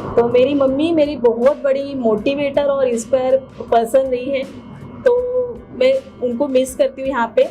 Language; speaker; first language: Hindi; non-native, local second language; Marathi